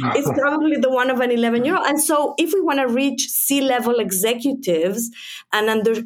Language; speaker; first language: English; non-native, fluent; Spanish